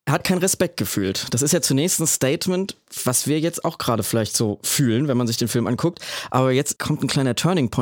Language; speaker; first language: German; native; German